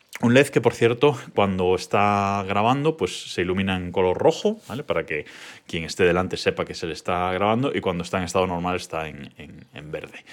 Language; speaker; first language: Spanish; native; Spanish